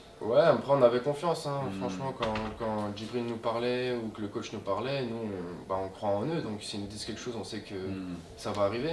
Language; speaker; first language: French; native; French